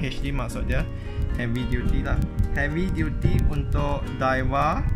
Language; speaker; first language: Malay; native; Malay